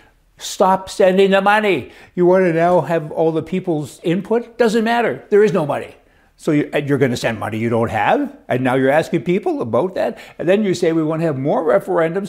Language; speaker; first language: English; native; English